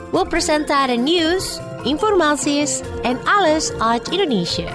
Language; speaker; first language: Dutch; non-native, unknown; Indonesian